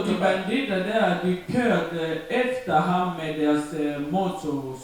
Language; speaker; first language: Danish; non-native, learner; French